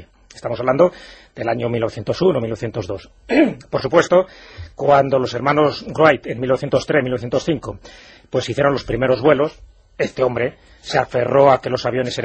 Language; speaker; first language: Spanish; native; Spanish